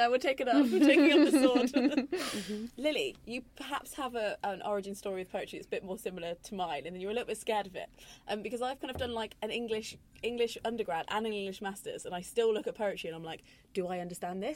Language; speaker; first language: English; native; English